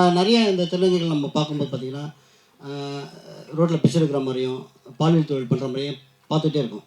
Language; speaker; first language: Tamil; native; Tamil